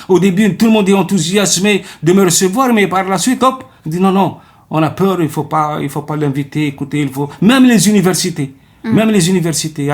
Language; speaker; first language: French; non-native, local second language; Arabic